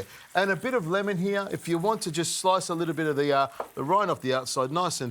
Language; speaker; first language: English; native; English